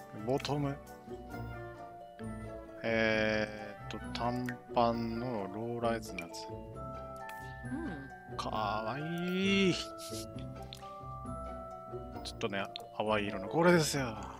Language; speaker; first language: Japanese; native; Japanese